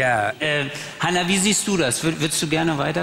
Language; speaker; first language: German; native; German